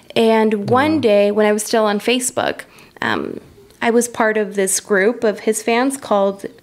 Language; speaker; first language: English; early bilingual, other home language; Spanish